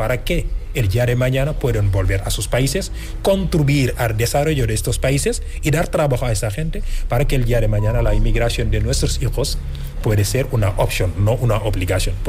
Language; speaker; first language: Spanish; non-native, fluent; Wolof